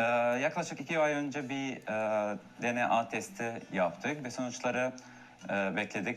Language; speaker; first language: Turkish; non-native, fluent; Arabic